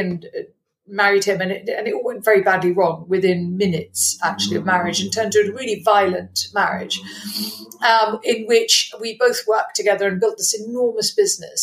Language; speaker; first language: English; non-native, local second language; Punjabi